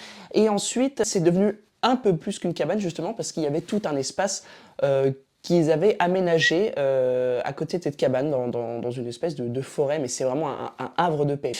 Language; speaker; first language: French; native; French